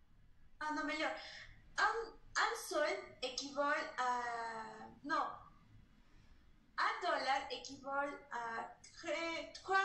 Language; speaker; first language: French; non-native, learner; Spanish